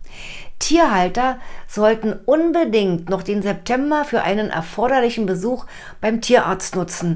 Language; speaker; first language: German; native; German